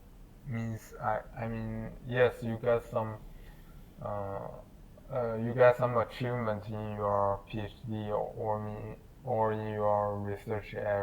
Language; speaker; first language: English; non-native, learner; Chinese